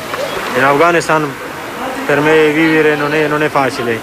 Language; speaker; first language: Italian; non-native, learner; Persian